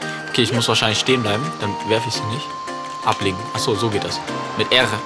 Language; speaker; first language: German; native; German